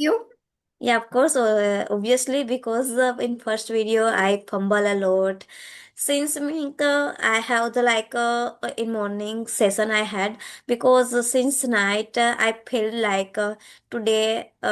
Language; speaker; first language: English; non-native, learner; Gujarati